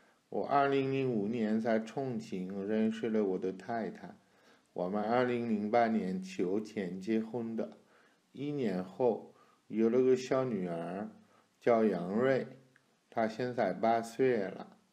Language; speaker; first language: Chinese; non-native, fluent; French